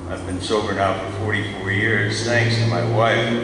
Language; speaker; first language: English; native; English